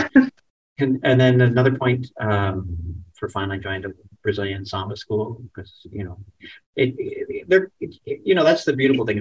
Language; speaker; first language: English; native; English